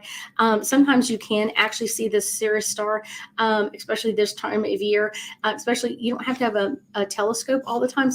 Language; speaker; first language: English; native; English